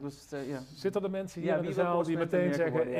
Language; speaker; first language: Dutch; native; Dutch